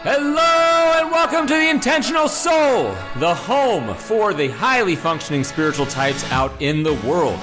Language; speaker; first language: English; native; English